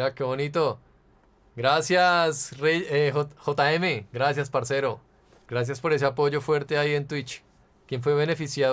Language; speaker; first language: Spanish; native; Spanish